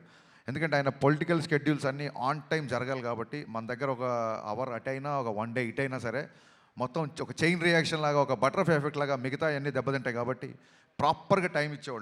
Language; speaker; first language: Telugu; native; Telugu